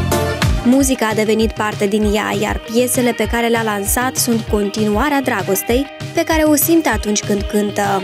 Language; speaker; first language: Romanian; native; Romanian